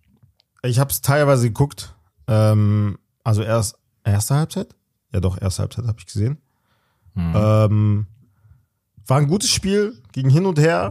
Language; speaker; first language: German; native; German